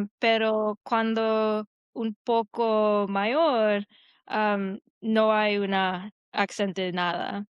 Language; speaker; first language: Spanish; non-native, learner; English